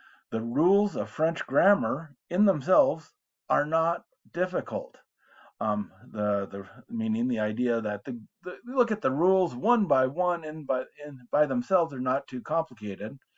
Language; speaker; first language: English; native; English